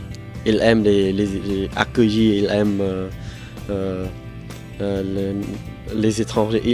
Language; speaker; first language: French; non-native, fluent; Khmer